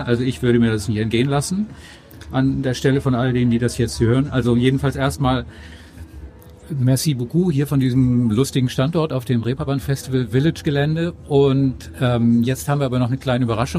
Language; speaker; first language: German; native; German